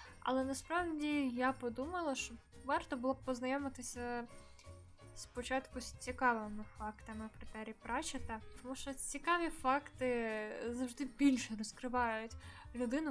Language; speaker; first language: Ukrainian; native; Ukrainian